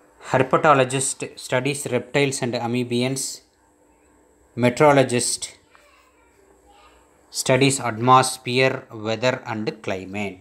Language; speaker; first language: English; non-native, local second language; Tamil